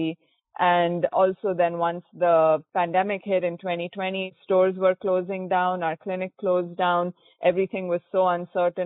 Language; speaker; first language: English; non-native, local second language; Konkani